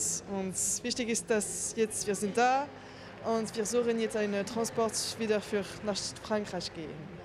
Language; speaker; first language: German; non-native, local second language; French